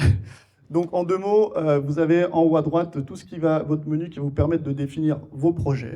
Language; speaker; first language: French; native; French